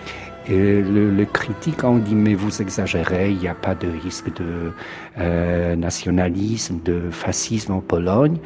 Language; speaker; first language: French; non-native, fluent; Polish